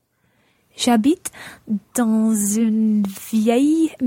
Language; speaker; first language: French; non-native, learner; English